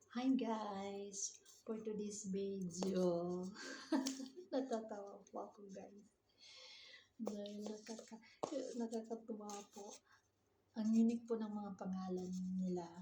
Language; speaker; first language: Filipino; non-native, local second language; Waray